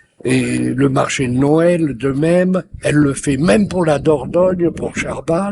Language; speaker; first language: French; native; French